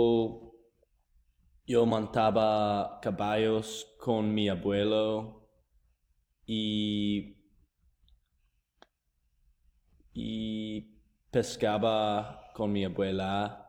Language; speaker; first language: Spanish; non-native, learner; English